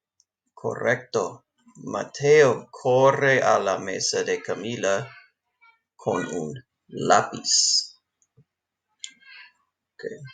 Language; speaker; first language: Spanish; non-native, fluent; English